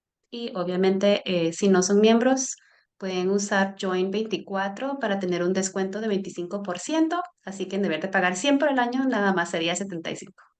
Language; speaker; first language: Spanish; early bilingual, heritage; Spanish